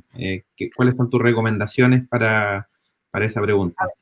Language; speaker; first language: Spanish; native; Spanish